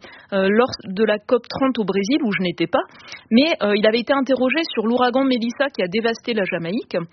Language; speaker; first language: French; native; French